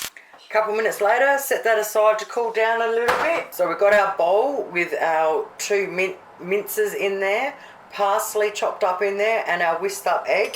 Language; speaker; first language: English; native; English